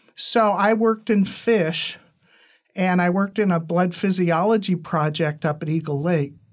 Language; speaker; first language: English; native; English